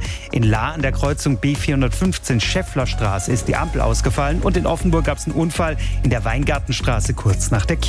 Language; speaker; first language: German; native; German